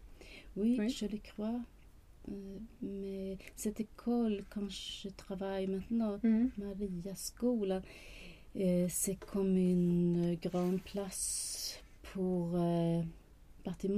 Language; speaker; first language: French; non-native, learner; Swedish